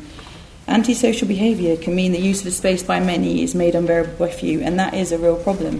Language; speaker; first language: English; native; English